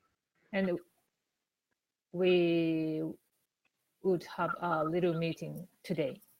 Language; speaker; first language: English; non-native, learner; Japanese